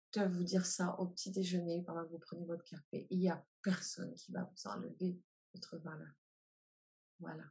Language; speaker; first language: French; native; French